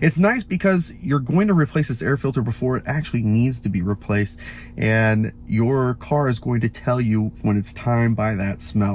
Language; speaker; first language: English; native; English